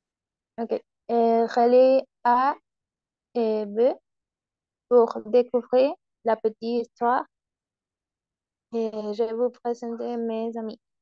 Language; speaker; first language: French; non-native, learner; Spanish